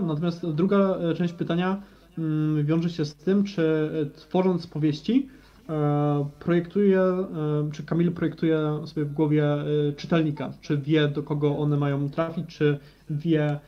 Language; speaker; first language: Polish; native; Polish